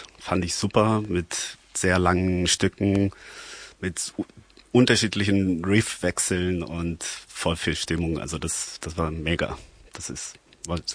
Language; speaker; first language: German; non-native, fluent; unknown